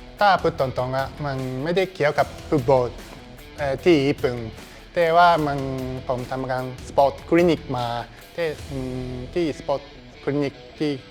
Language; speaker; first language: Thai; non-native, learner; Japanese